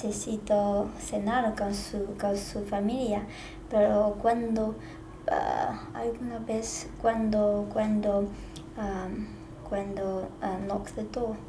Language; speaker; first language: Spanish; non-native, learner; Chinese